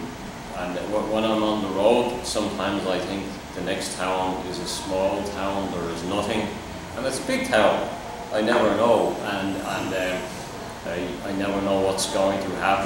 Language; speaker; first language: English; non-native, fluent; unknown